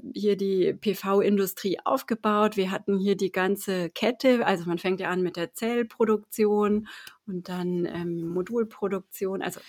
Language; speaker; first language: German; native; German